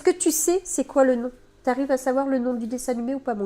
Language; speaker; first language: French; native; French